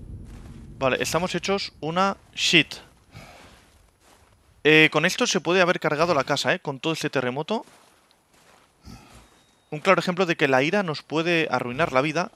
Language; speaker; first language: Spanish; native; Spanish